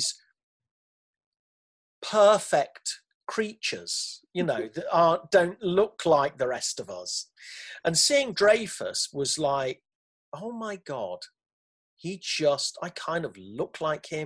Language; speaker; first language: English; native; English